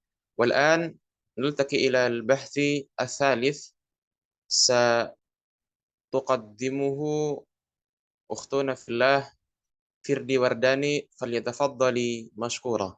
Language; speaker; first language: Arabic; non-native, learner; Indonesian